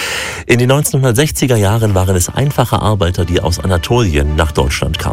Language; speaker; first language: German; native; German